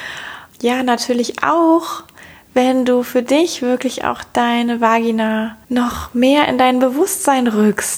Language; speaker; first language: German; native; German